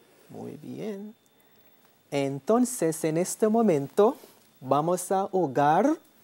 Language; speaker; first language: Spanish; non-native, fluent; English